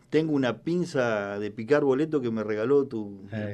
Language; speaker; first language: Spanish; native; Spanish